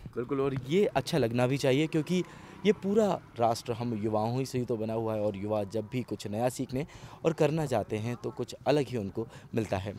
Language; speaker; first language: Hindi; native; Hindi